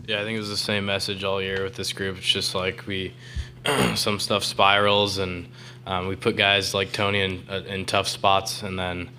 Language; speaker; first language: English; native; English